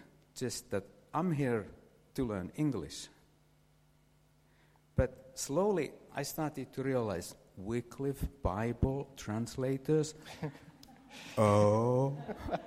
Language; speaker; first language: English; non-native, fluent; Finnish